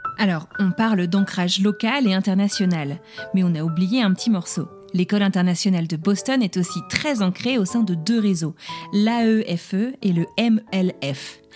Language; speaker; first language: French; native; French